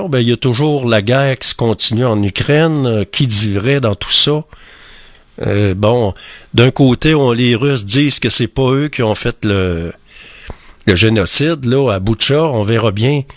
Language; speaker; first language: French; native; French